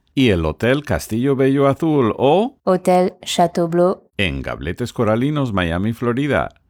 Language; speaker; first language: Spanish; non-native, fluent; English